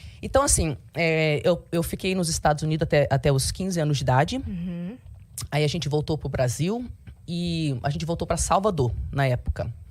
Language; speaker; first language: Portuguese; early bilingual, heritage; Portuguese